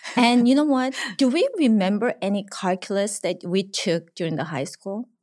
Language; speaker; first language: English; non-native, fluent; Korean